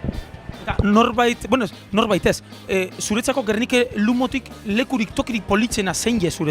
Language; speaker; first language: Basque; native; Basque